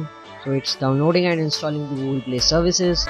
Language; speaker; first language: English; non-native, local second language; Hindi